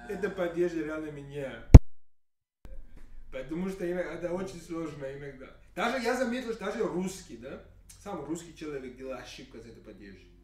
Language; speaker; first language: Russian; non-native, learner; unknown